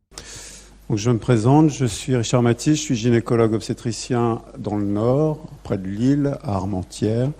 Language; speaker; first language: French; native; French